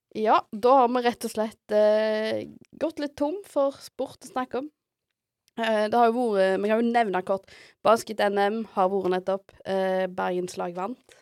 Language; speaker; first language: Norwegian; native; Norwegian